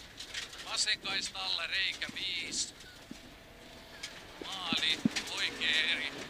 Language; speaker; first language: Finnish; native; Finnish